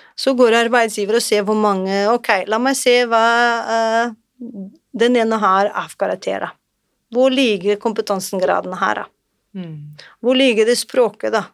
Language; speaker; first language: Norwegian; non-native, fluent; Portuguese